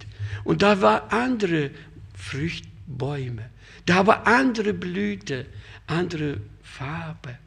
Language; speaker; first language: German; non-native, fluent; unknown